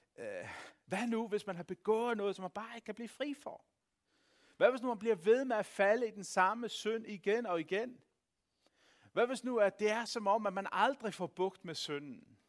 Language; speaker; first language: Danish; native; Danish